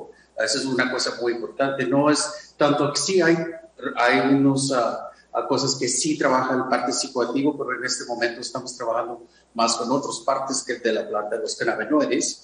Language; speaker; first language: Spanish; non-native, fluent; English